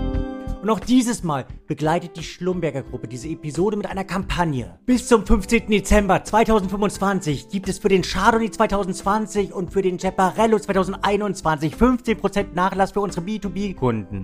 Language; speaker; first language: German; native; German